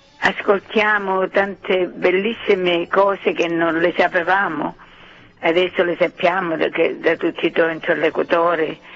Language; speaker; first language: Italian; native; Italian